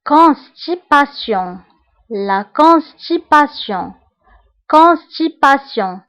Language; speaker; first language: French; non-native, local second language; Arabic